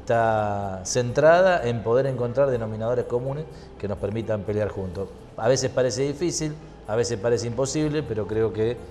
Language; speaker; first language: Spanish; native; Spanish